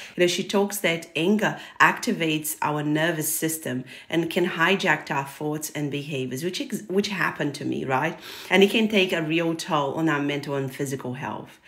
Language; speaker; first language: English; non-native, fluent; Portuguese